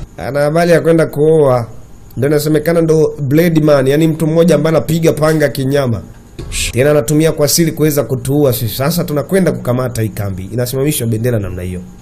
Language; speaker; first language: Swahili; native; Swahili